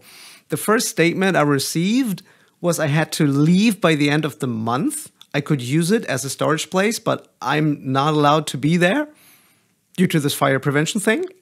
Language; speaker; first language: English; non-native, fluent; German